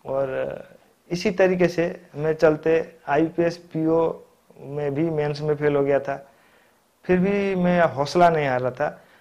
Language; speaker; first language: Hindi; non-native, local second language; Odia